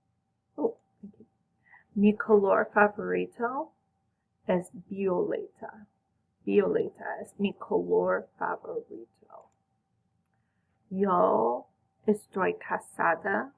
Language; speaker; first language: Spanish; non-native, fluent; English